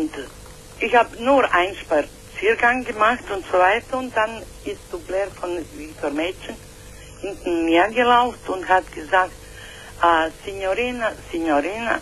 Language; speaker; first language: German; non-native, learner; Croatian